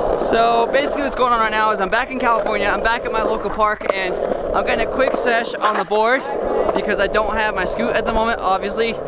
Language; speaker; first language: English; native; English